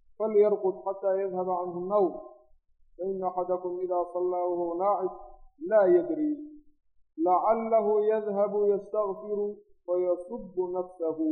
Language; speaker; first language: Arabic; non-native, local second language; Somali